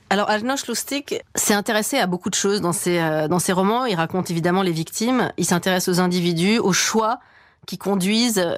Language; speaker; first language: French; native; French